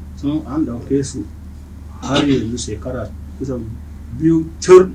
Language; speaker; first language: Hausa; non-native, local second language; Fula